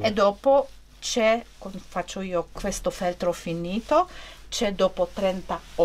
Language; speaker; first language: Italian; non-native, learner; Czech